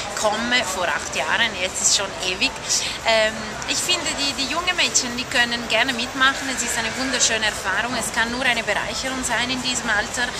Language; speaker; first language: German; non-native, local second language; Italian